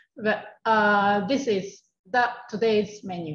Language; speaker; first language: English; non-native, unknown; Japanese